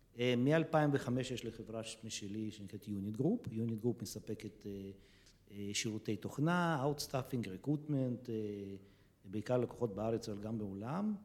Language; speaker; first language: Hebrew; early bilingual, other home language; Russian